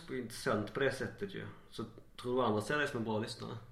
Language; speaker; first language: Swedish; native; Swedish